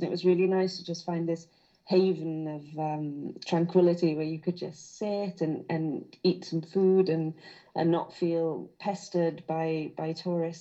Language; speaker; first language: English; native; English